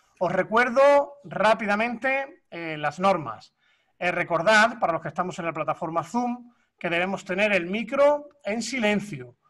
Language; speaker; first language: Spanish; native; Spanish